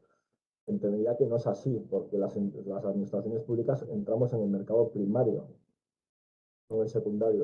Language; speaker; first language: Spanish; native; Spanish